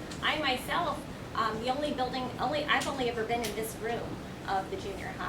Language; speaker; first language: English; native; English